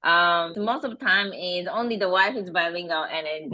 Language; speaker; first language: English; non-native, fluent; Japanese